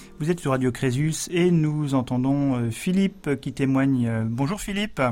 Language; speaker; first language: French; native; French